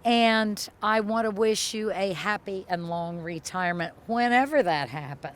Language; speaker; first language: English; native; English